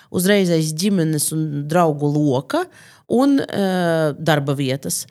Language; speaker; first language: Latvian; non-native, local second language; Russian